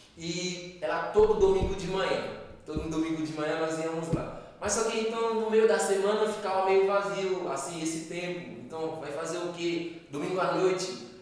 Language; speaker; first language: Portuguese; non-native, fluent; Haitian Creole